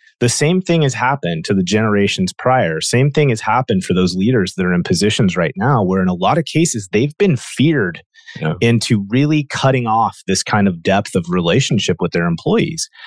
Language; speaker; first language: English; native; English